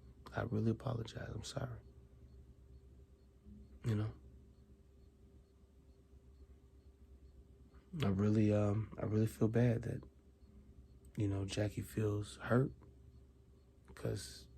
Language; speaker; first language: English; native; English